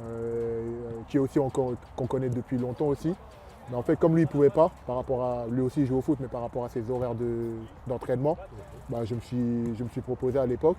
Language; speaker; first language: French; native; French